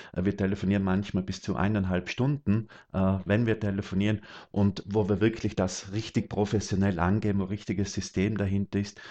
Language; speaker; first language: German; native; German